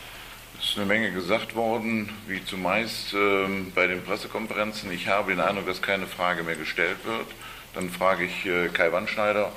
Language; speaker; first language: German; native; German